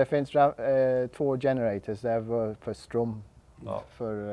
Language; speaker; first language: Swedish; non-native, learner; English